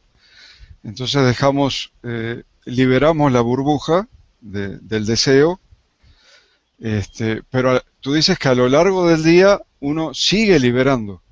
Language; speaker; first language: Spanish; native; Spanish